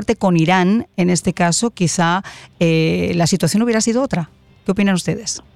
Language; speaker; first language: Spanish; native; Spanish